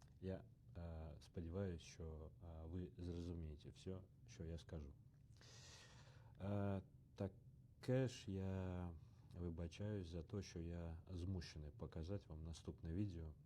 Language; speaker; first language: Ukrainian; non-native, learner; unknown